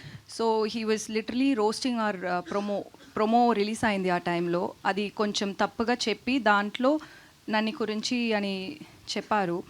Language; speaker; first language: Telugu; non-native, learner; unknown